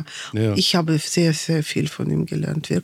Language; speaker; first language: German; non-native, fluent; Russian